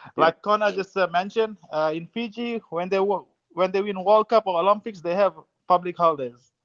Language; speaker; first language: English; non-native, fluent; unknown